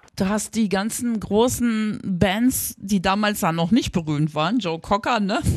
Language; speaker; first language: German; native; German